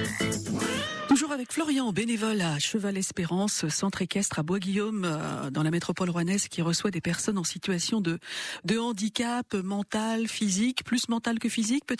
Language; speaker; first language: French; native; French